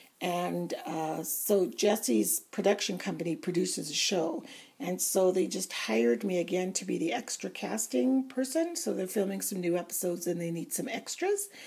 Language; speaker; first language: English; native; English